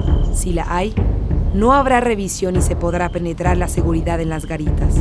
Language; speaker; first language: Spanish; native; Spanish